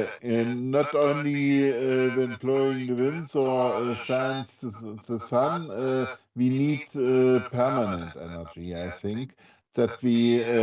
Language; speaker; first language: English; non-native, fluent; German